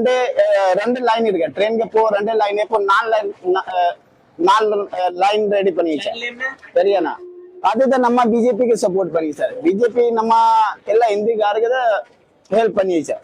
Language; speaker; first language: Tamil; non-native, local second language; Hindi